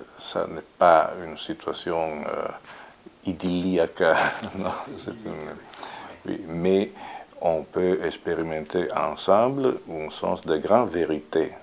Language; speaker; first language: French; non-native, fluent; Italian